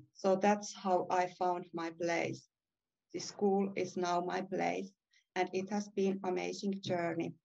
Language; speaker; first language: English; non-native, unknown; Finnish